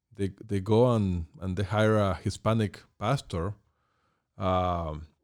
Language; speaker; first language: English; non-native, fluent; Spanish